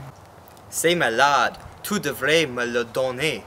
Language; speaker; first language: French; non-native, learner; English